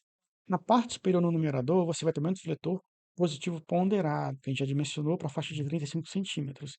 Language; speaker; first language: Portuguese; native; Portuguese